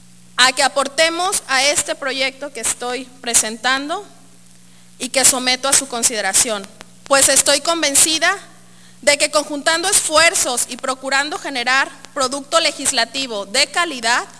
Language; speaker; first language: Spanish; native; Spanish